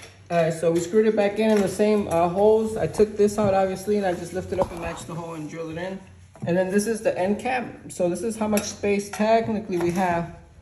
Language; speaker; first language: English; early bilingual, other home language; Spanish